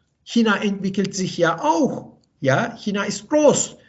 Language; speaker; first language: German; non-native, fluent; Turkish